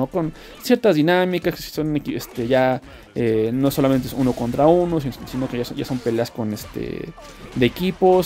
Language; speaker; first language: Spanish; native; Spanish